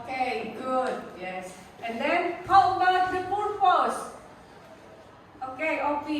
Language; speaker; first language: English; non-native, fluent; Indonesian